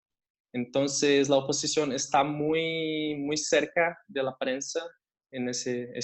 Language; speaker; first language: Spanish; non-native, fluent; Portuguese